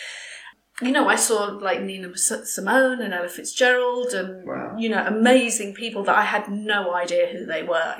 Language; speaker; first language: English; native; English